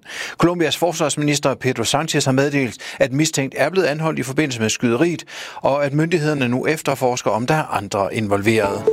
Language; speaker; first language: Danish; native; Danish